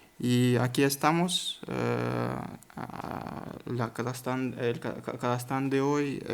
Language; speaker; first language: Spanish; non-native, learner; Kazakh